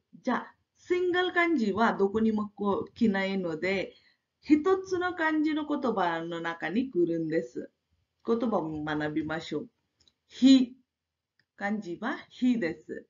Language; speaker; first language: Japanese; non-native, fluent; Marathi